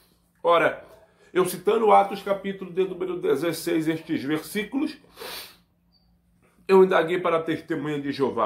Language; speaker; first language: Portuguese; native; Portuguese